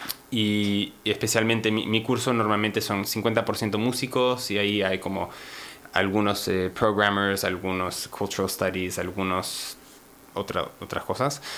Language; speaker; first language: Spanish; native; Spanish